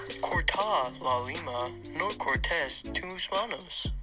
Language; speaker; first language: Spanish; non-native, learner; English